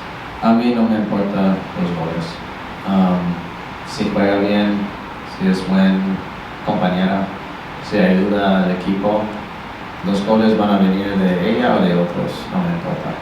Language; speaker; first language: Spanish; non-native, learner; English